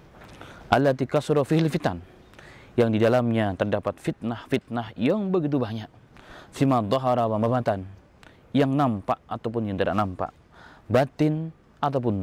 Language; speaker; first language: Indonesian; native; Indonesian